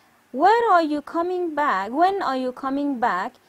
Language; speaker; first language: English; non-native, fluent; Persian